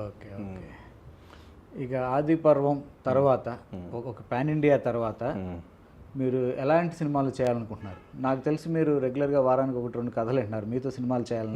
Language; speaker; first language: Telugu; native; Telugu